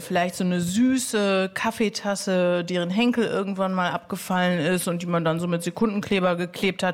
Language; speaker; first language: German; native; German